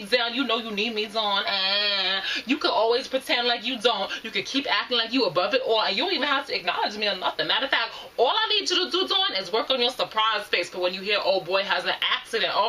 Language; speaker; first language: English; native; English